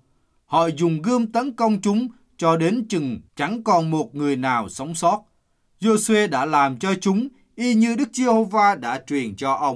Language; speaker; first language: Vietnamese; native; Vietnamese